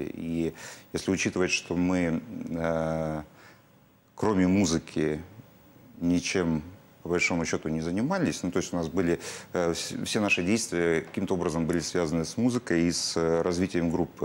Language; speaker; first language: Russian; native; Russian